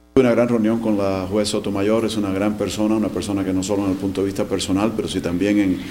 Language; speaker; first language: Spanish; native; Spanish